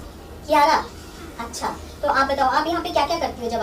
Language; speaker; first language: Hindi; native; Hindi